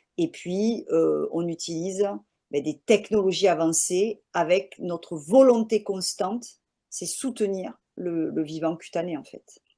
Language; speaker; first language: French; native; French